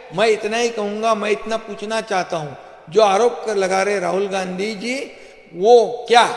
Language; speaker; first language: Hindi; non-native, local second language; Marathi